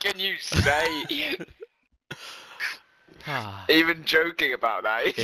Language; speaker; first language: English; native; English